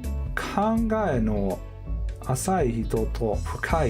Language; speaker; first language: Japanese; non-native, learner; English